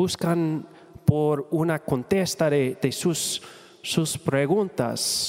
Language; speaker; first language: Spanish; non-native, fluent; English